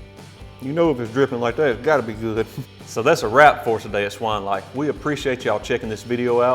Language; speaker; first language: English; native; English